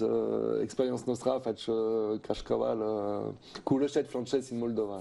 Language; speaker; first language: Romanian; non-native, learner; French